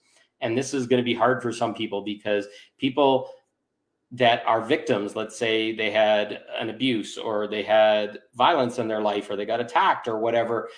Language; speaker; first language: English; native; English